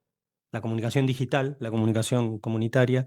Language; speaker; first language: Spanish; native; Spanish